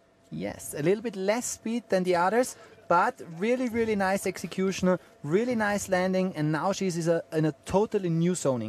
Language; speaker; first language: English; non-native, fluent; German